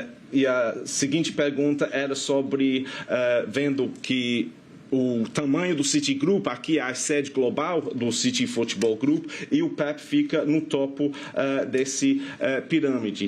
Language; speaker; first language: Portuguese; non-native, fluent; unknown